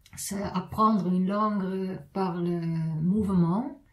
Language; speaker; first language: French; non-native, fluent; Dutch